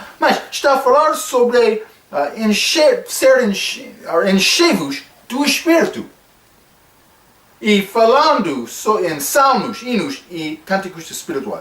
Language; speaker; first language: Portuguese; non-native, fluent; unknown